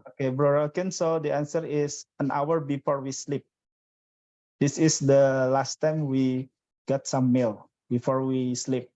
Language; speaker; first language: English; non-native, fluent; Indonesian